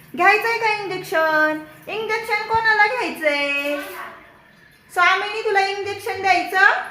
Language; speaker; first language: Marathi; non-native, local second language; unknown